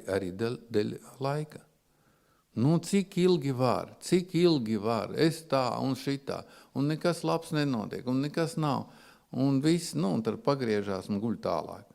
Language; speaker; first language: Latvian; non-native, local second language; Russian